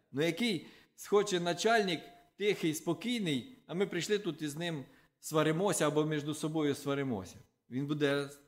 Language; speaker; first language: Ukrainian; non-native, local second language; Russian